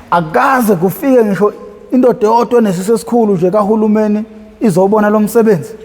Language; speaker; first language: Zulu; native; Zulu